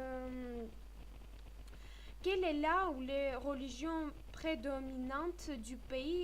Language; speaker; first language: French; non-native, fluent; Armenian